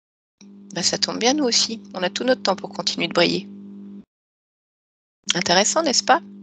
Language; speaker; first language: French; native; French